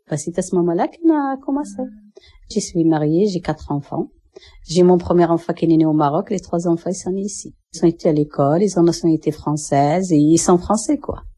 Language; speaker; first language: French; non-native, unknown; Arabic